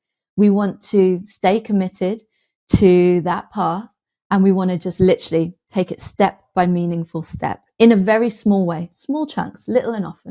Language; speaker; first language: English; native; English